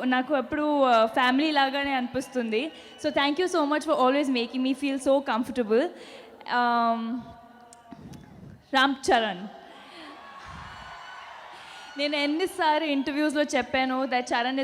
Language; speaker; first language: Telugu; non-native, learner; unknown